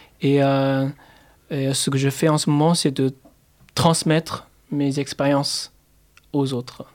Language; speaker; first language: French; non-native, fluent; Chinese